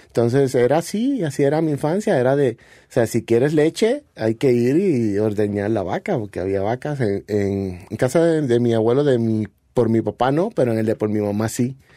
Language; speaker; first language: Spanish; native; Spanish